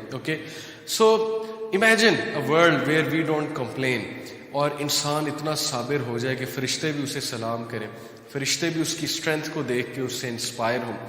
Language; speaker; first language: Urdu; native; Urdu